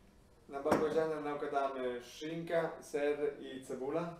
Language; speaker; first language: Polish; non-native, learner; Italian